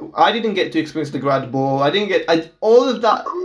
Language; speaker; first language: English; non-native, fluent; Portuguese